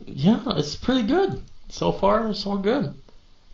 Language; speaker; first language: English; non-native, fluent; Vietnamese